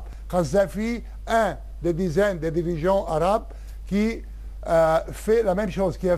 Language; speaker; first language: French; non-native, local second language; Arabic